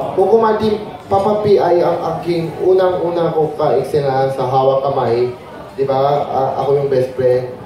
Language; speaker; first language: Filipino; non-native, fluent; Korean